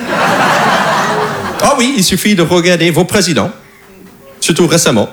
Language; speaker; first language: French; non-native, fluent; English